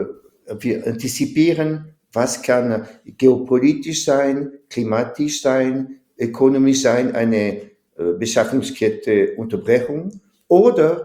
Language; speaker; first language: German; non-native, fluent; French